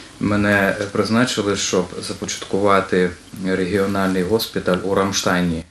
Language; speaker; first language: Ukrainian; native; Ukrainian